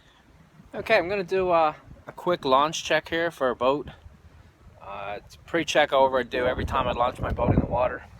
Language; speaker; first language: English; native; English